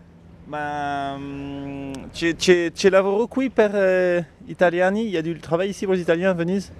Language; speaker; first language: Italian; non-native, learner; French